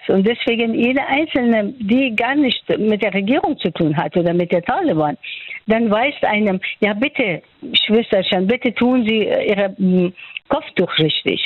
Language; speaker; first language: German; non-native, fluent; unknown